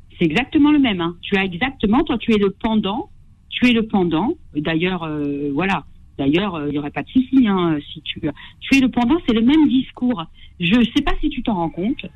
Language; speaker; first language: French; native; French